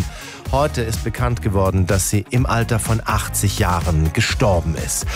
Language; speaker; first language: German; native; German